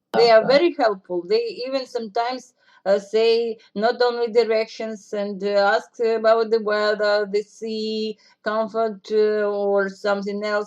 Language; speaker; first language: English; non-native, fluent; Russian